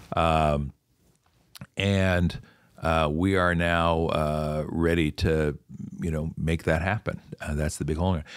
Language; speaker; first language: English; native; English